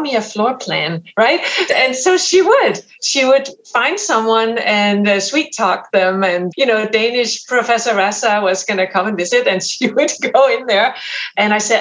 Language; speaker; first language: English; non-native, fluent; Danish